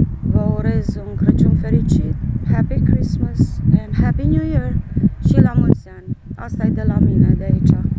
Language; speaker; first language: Romanian; early bilingual, other home language; Hungarian